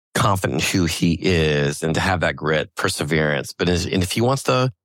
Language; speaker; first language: English; native; English